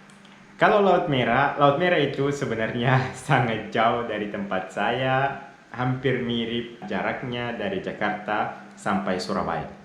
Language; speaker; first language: Indonesian; non-native, fluent; Arabic